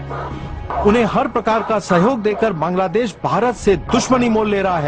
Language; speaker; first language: Hindi; native; Hindi